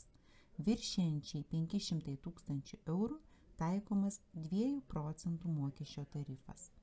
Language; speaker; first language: Lithuanian; native; Lithuanian